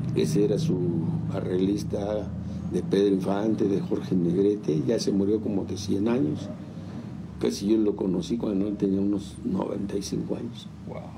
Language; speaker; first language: Spanish; native; Spanish